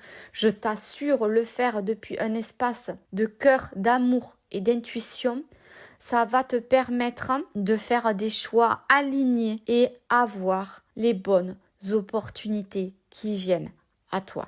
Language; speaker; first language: French; native; French